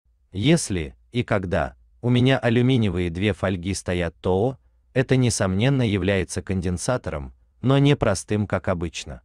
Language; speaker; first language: Russian; native; Russian